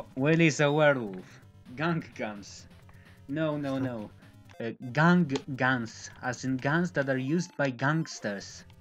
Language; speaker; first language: English; non-native, fluent; Polish